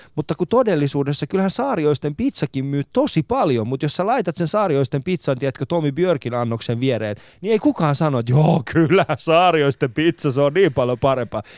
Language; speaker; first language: Finnish; early bilingual, other home language; Persian